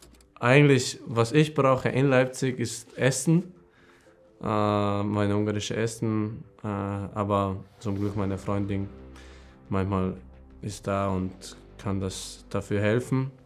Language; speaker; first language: German; non-native, fluent; Hungarian